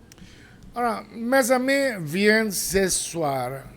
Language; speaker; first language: French; non-native, fluent; Spanish